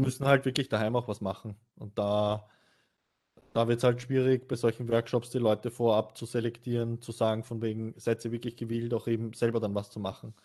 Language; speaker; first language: German; native; German